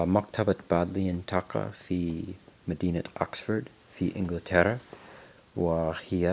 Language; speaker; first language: Arabic; non-native, learner; English